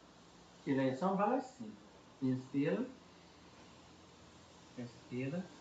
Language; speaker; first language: Portuguese; non-native, fluent; Chinese